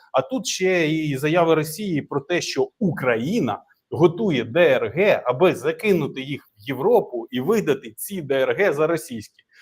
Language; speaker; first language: Ukrainian; native; Ukrainian